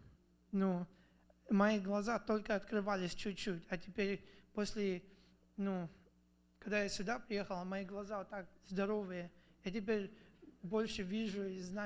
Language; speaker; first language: Russian; early bilingual, other home language; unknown